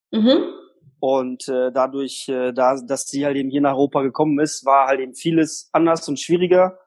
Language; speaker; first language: German; early bilingual, other home language; Polish